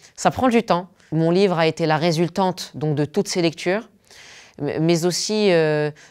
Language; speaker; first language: French; non-native, local second language; Arabic